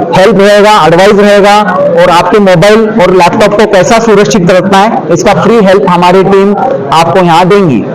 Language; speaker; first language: Hindi; non-native, local second language; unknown